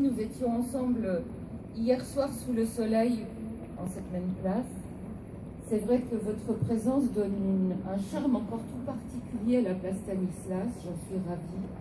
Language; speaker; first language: French; native; French